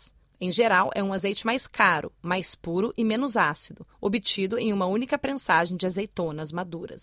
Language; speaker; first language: Portuguese; native; Portuguese